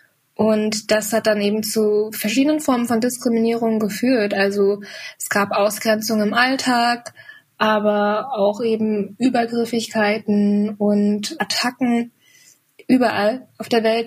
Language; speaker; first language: German; native; German